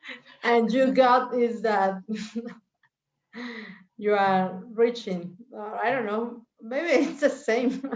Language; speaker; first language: English; non-native, learner; Spanish